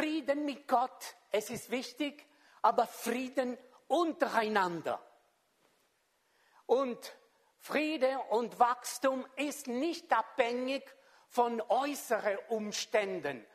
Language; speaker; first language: German; non-native, fluent; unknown